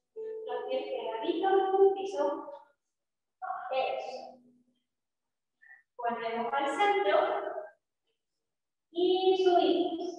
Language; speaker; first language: Spanish; native; Spanish